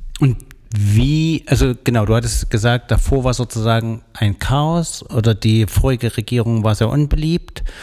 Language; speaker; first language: German; native; German